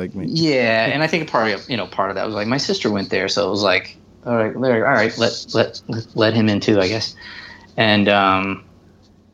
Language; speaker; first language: English; native; English